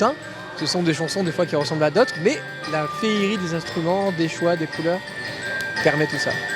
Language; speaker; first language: French; native; French